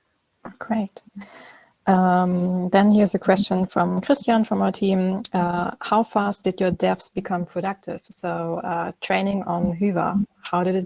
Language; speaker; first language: English; non-native, fluent; German